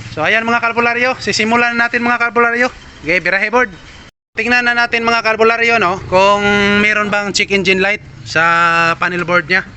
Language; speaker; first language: Filipino; native; Filipino